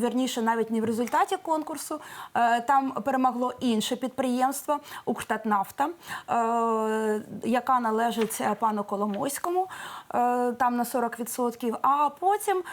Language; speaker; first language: Ukrainian; native; Ukrainian